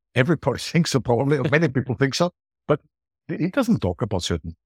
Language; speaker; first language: English; non-native, fluent; German